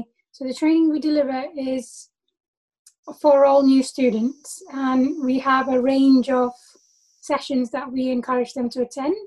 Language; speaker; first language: English; non-native, local second language; Tamil